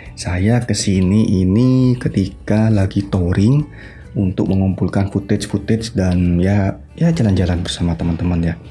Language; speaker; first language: Indonesian; non-native, local second language; Madurese